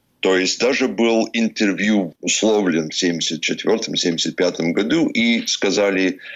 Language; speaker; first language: Russian; early bilingual, heritage; English